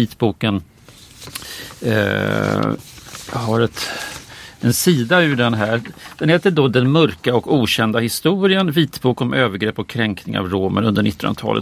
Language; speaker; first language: Swedish; native; Swedish